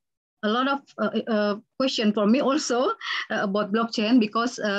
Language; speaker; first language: English; non-native, fluent; Indonesian